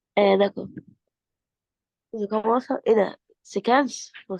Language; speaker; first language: French; non-native, learner; Arabic